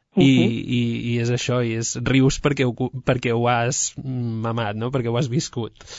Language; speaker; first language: Catalan; native; Catalan